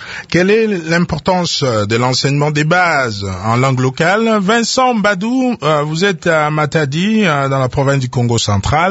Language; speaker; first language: French; non-native, local second language; Lingala